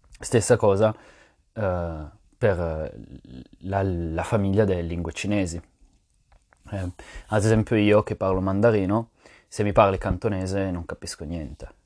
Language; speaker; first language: Italian; non-native, fluent; French